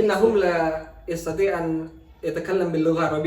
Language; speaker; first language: Arabic; non-native, learner; Indonesian